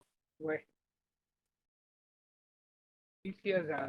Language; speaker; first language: Chinese; non-native, learner; Bangla